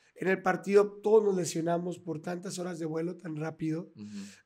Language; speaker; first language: Spanish; native; Spanish